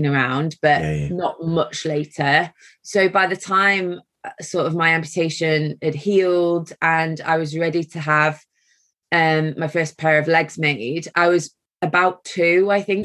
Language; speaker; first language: English; native; English